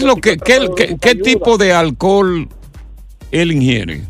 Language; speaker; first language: Spanish; native; Spanish